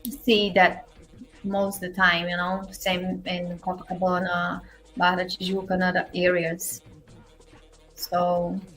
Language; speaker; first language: English; non-native, learner; Portuguese